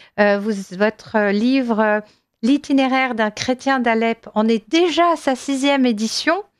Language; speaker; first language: French; native; French